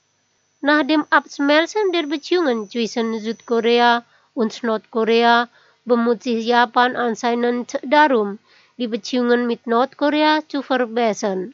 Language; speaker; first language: German; non-native, fluent; Indonesian